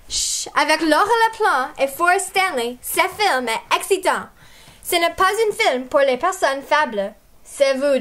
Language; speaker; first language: French; non-native, learner; English